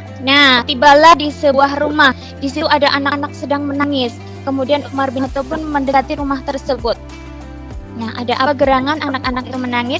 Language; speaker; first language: Indonesian; native; Indonesian